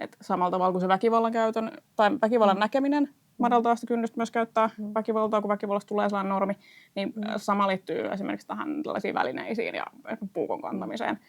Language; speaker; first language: Finnish; native; Finnish